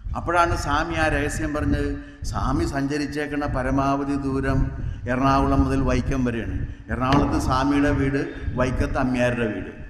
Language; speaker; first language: Malayalam; native; Malayalam